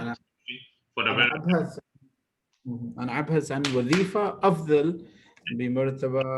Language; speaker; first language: Arabic; non-native, learner; Hindi